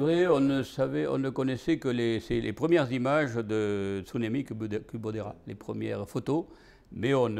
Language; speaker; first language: French; native; French